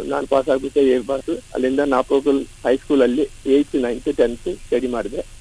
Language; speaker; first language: Kannada; non-native, local second language; Kodava